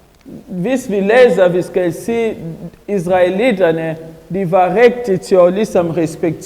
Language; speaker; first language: Swedish; non-native, fluent; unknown